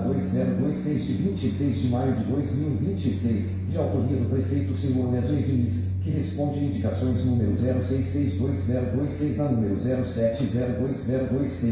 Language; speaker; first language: Portuguese; native; Portuguese